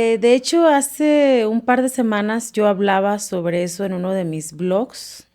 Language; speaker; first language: Spanish; native; Spanish